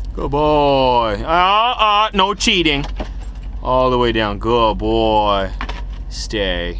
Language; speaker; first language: English; native; English